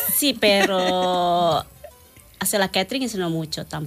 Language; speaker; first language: Spanish; non-native, learner; Indonesian